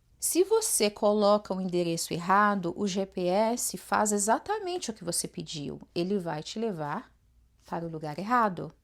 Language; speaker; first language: Portuguese; native; Portuguese